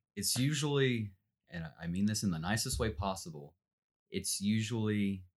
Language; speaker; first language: English; native; English